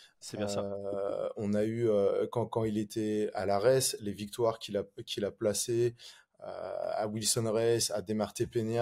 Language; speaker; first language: French; native; French